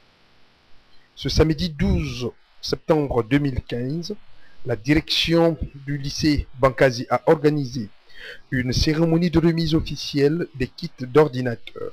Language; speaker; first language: French; non-native, local second language; Kongo